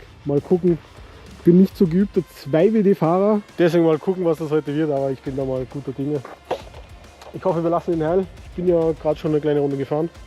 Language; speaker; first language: German; native; German